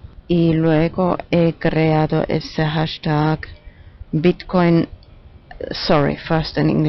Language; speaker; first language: Spanish; non-native, learner; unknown